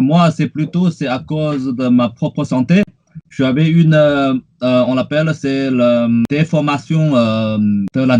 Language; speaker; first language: French; non-native, fluent; Chinese